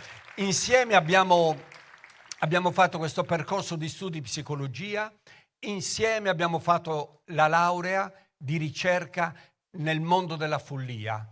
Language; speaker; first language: Italian; native; Italian